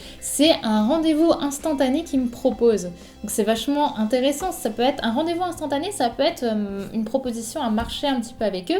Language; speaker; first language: French; native; French